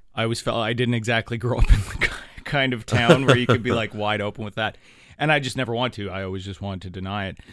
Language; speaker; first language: English; native; English